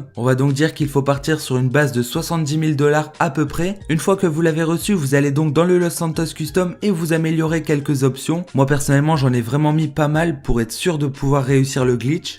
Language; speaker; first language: French; native; French